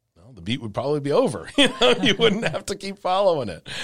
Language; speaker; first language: English; native; English